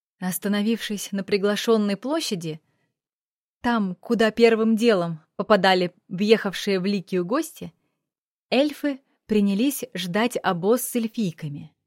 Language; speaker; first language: Russian; native; Russian